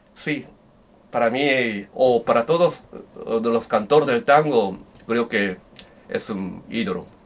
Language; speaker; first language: Spanish; non-native, learner; Japanese